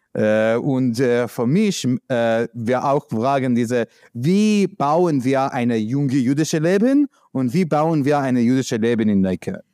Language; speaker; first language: German; non-native, learner; English